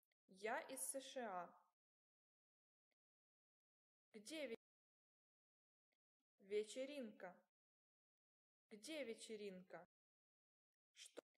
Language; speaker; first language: Russian; non-native, learner; English